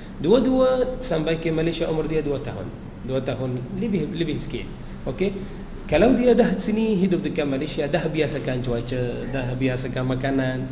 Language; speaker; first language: Malay; non-native, fluent; Arabic